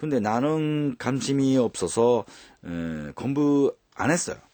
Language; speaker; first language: Korean; non-native, fluent; Japanese